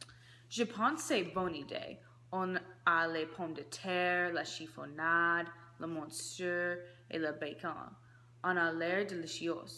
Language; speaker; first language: French; non-native, learner; English